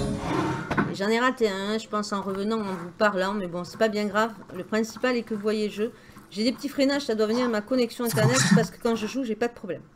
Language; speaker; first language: French; native; French